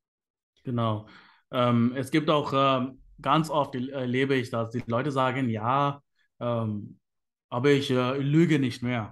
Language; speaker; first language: German; non-native, fluent; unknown